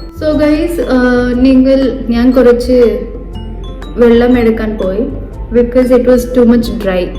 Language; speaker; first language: Malayalam; non-native, fluent; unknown